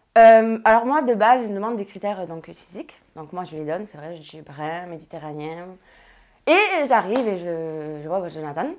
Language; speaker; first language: French; native; French